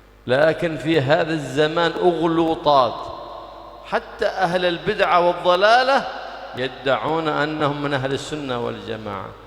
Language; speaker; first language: Arabic; native; Arabic